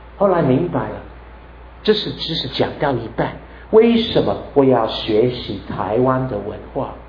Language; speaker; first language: Chinese; non-native, fluent; English